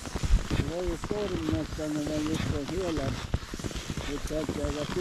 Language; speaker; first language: Swedish; native; Swedish